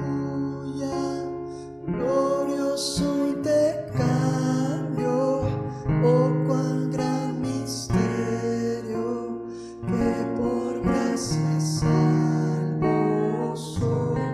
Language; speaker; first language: Spanish; native; Spanish